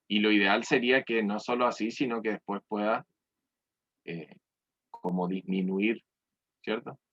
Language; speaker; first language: Spanish; native; Spanish